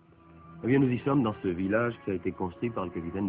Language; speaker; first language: French; native; French